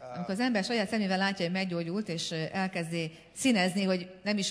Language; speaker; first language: Hungarian; native; Hungarian